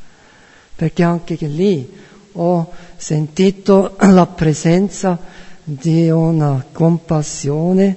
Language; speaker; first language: Italian; non-native, fluent; German